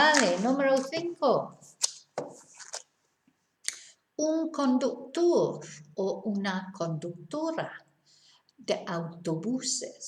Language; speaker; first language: Spanish; non-native, fluent; English